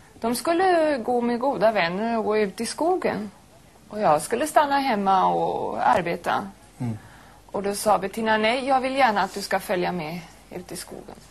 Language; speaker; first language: Swedish; non-native, fluent; German